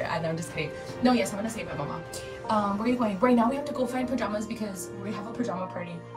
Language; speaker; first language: English; early bilingual, other home language; Spanish